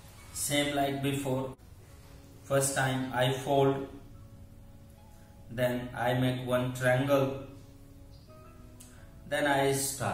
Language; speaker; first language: English; non-native, learner; Hindi